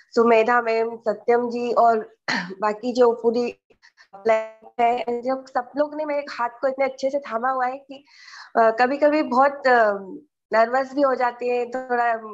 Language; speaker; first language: Hindi; native; Hindi